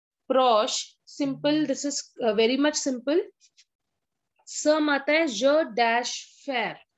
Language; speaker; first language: English; non-native, local second language; Hindi